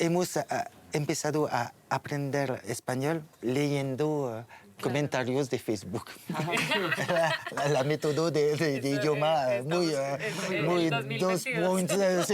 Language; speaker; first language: Spanish; non-native, learner; French